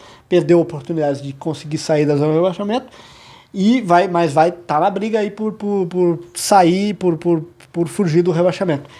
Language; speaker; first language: Portuguese; native; Portuguese